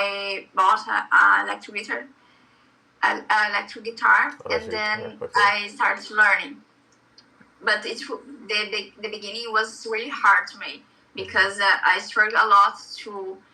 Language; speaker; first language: English; non-native, learner; Portuguese